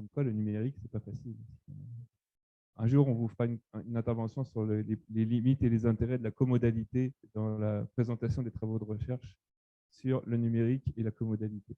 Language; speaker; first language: French; native; French